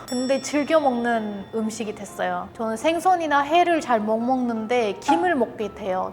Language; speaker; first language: Korean; non-native, fluent; Turkish